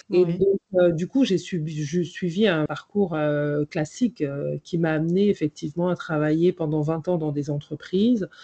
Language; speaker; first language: French; native; French